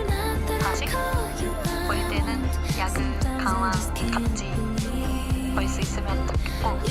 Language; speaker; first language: Korean; non-native, learner; Japanese